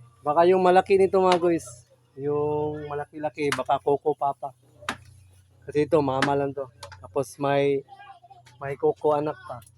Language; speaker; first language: Filipino; non-native, local second language; Cebuano